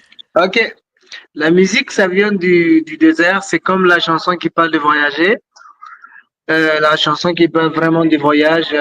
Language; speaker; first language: French; non-native, local second language; Tamasheq